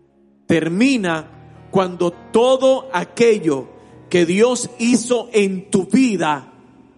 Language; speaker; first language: Spanish; native; Spanish